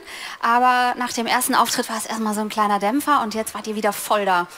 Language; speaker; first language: German; native; German